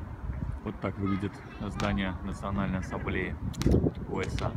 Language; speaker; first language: Russian; native; Russian